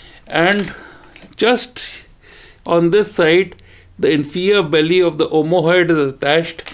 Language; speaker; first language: English; non-native, local second language; Hindi